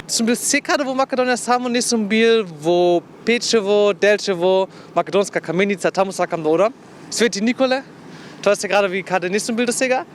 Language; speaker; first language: Macedonian; non-native, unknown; German